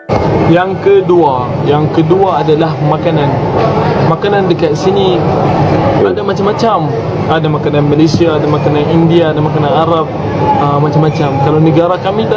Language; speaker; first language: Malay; non-native, fluent; Arabic